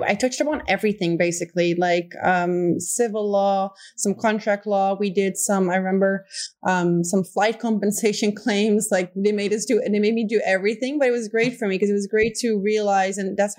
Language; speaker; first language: English; non-native, fluent; Dutch